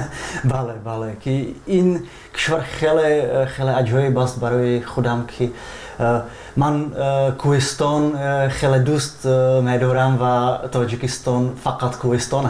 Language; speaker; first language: Persian; non-native, fluent; Czech